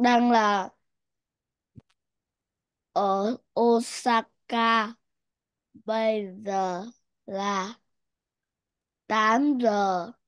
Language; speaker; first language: Vietnamese; early bilingual, heritage; Vietnamese